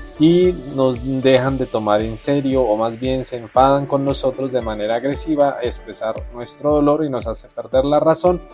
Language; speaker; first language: Spanish; native; Spanish